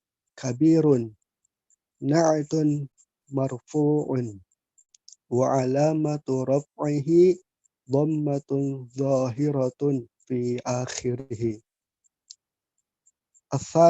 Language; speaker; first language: Arabic; non-native, learner; Indonesian